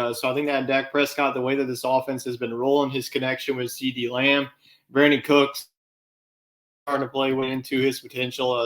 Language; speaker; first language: English; native; English